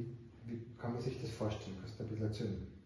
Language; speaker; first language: German; native; German